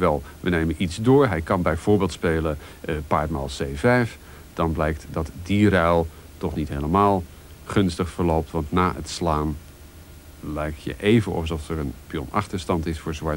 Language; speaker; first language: Dutch; native; Dutch